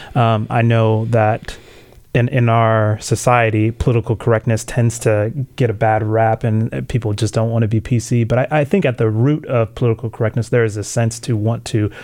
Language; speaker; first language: English; early bilingual, other home language; Swahili